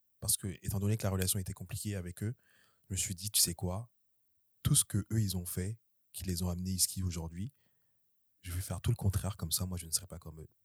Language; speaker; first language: French; early bilingual, other home language; Haitian Creole